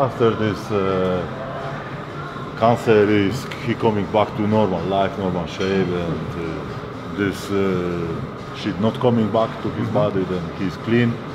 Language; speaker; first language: English; non-native, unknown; Polish